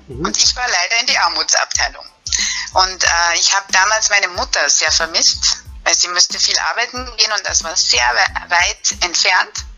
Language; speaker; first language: German; non-native, fluent; English